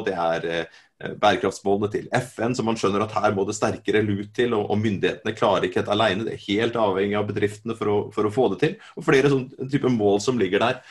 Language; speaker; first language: Norwegian; native; Norwegian